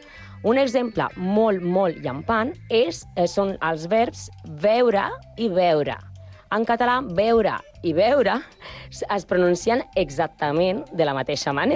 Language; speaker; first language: Catalan; non-native, learner; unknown